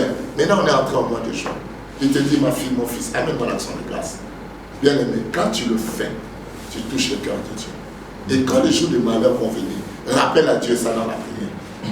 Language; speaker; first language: French; non-native, local second language; Lingala